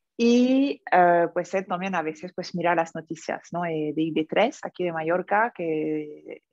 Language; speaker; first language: Spanish; non-native, fluent; French